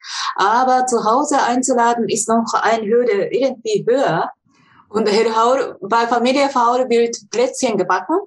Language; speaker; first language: German; non-native, fluent; Japanese